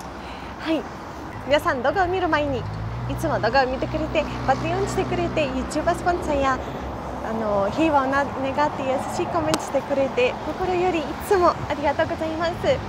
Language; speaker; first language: Japanese; non-native, fluent; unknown